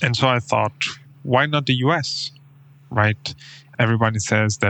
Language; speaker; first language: English; non-native, fluent; Italian